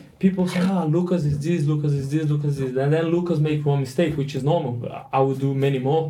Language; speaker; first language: English; non-native, fluent; Portuguese